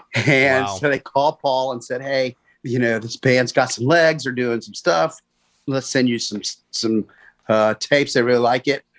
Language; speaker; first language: English; native; English